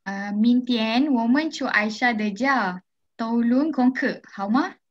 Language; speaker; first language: Chinese; non-native, learner; Malay